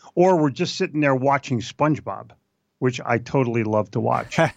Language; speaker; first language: English; native; English